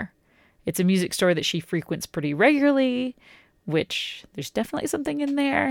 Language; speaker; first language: English; native; English